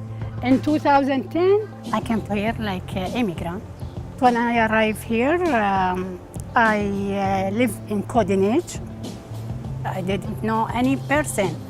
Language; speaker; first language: English; non-native, learner; Arabic